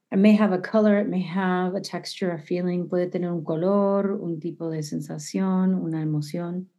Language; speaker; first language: Spanish; early bilingual, heritage; Spanish